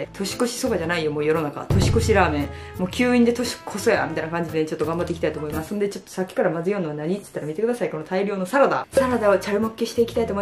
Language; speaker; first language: Japanese; native; Japanese